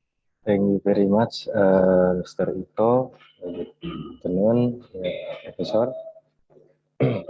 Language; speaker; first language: English; non-native, learner; Indonesian